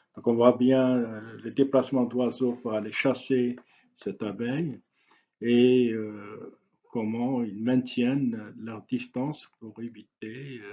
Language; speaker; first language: French; non-native, local second language; Arabic